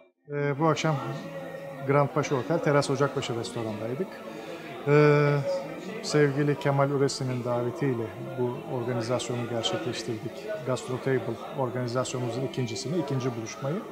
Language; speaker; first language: Turkish; native; Turkish